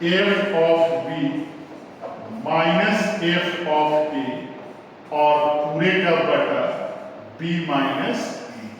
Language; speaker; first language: Hindi; native; Hindi